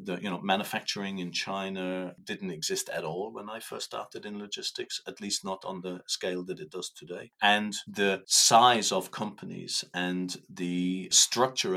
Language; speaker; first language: English; native; English